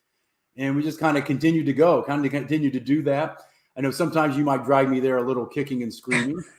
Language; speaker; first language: English; native; English